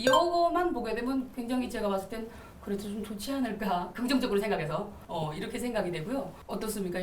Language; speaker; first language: Korean; native; Korean